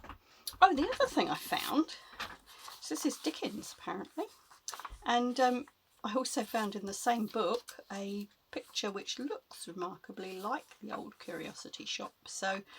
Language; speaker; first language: English; native; English